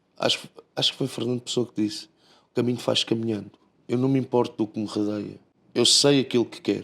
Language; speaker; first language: Portuguese; native; Portuguese